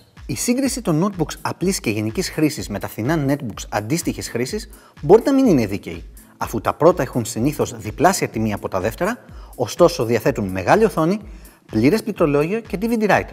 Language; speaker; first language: Greek; native; Greek